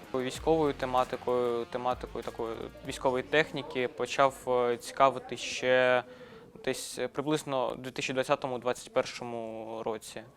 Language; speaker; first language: Ukrainian; native; Ukrainian